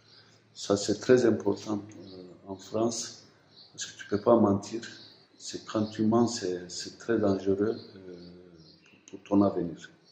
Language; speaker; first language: French; non-native, fluent; Turkish